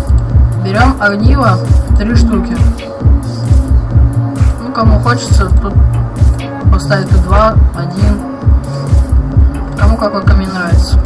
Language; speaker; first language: Russian; native; Russian